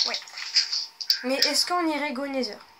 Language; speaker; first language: French; native; French